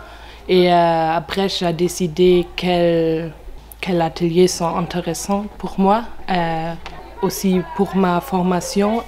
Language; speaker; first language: French; non-native, learner; German